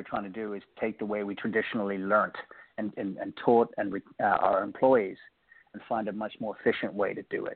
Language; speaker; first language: English; native; English